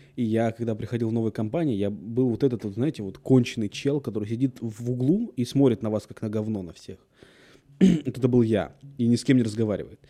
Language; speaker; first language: Russian; native; Russian